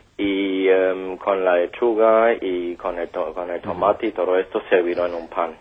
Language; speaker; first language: Spanish; non-native, fluent; German